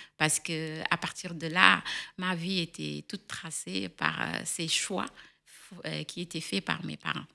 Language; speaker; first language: French; non-native, local second language; Wolof